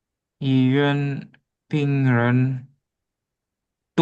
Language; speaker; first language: Chinese; non-native, learner; Indonesian